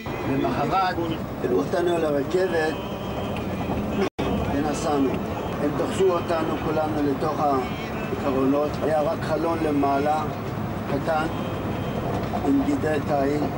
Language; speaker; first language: Hebrew; non-native, fluent; Yiddish